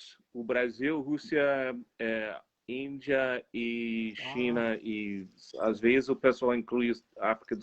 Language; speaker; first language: Portuguese; non-native, fluent; English